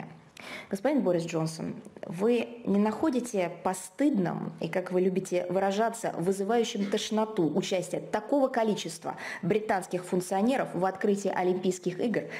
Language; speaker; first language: Russian; native; Russian